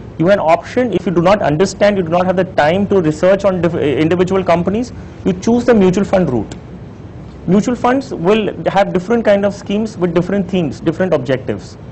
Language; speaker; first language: English; non-native, local second language; Hindi